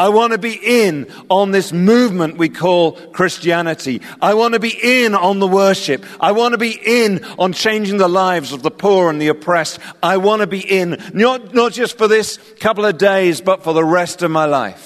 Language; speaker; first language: English; native; English